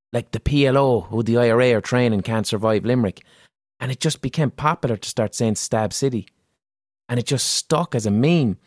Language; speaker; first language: English; native; English